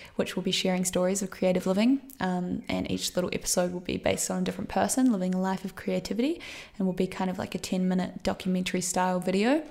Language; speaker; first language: English; native; English